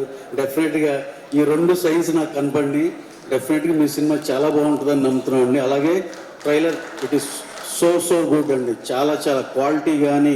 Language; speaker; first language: Telugu; native; Telugu